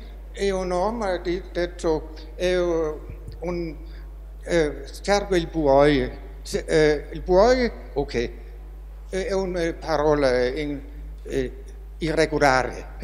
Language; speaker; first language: Italian; non-native, fluent; Danish